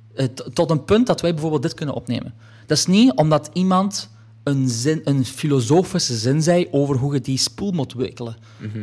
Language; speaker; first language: Dutch; early bilingual, other home language; Polish